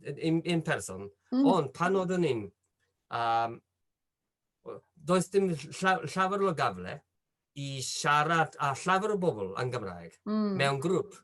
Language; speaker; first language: Welsh; non-native, fluent; Japanese